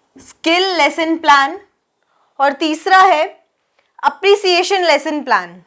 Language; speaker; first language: Hindi; native; Hindi